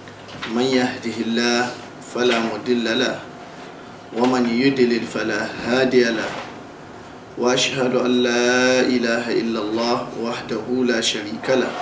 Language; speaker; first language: Arabic; non-native, fluent; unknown